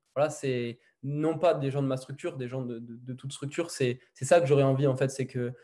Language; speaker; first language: French; native; French